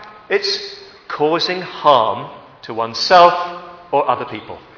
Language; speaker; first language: English; native; English